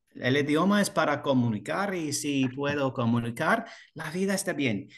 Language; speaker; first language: Spanish; non-native, learner; English